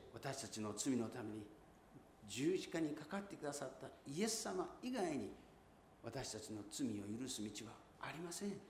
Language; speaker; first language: Japanese; native; Japanese